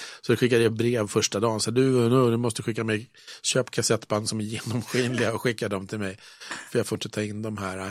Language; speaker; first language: Swedish; native; Swedish